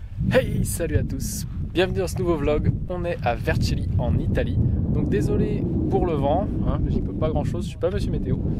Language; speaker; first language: French; native; French